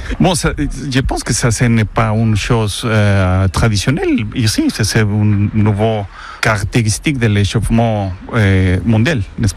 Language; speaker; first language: French; non-native, fluent; Spanish